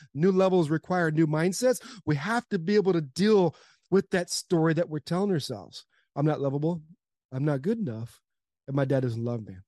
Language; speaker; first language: English; native; English